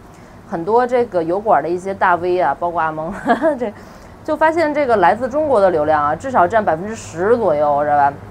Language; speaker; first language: Chinese; native; Chinese